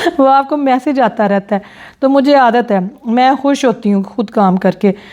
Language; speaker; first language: Urdu; non-native, local second language; Punjabi